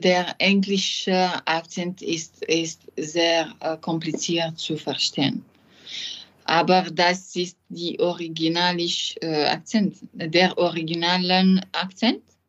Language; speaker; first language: German; non-native, learner; French